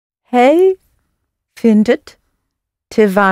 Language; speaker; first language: Dutch; non-native, learner; English